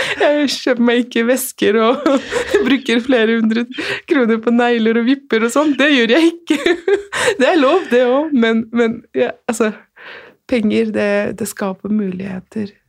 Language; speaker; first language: Norwegian; non-native, fluent; Persian